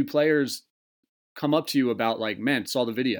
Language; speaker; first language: English; native; English